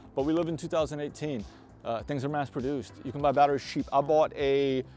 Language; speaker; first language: English; native; English